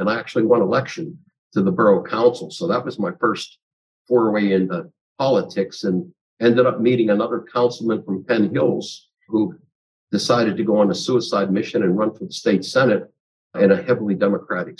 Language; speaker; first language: English; native; English